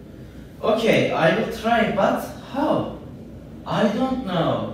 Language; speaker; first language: English; non-native, learner; Turkish